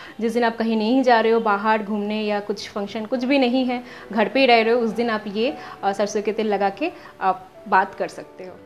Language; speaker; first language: Hindi; non-native, local second language; Bangla